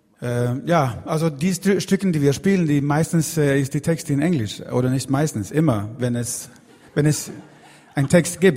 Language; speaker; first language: German; non-native, fluent; Swedish